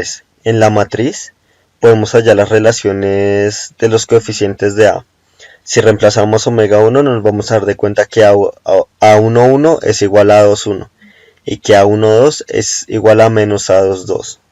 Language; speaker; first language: Spanish; native; Spanish